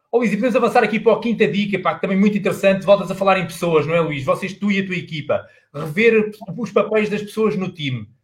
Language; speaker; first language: Portuguese; native; Portuguese